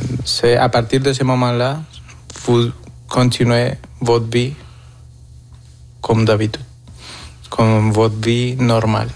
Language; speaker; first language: French; non-native, fluent; Spanish